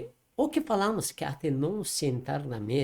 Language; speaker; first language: Portuguese; non-native, learner; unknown